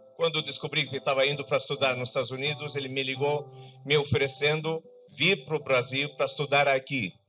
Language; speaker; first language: Portuguese; non-native, fluent; Arabic